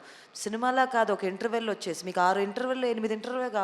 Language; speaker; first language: Telugu; native; Telugu